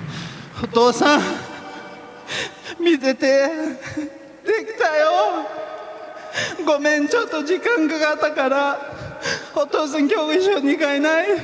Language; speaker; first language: Japanese; non-native, learner; Portuguese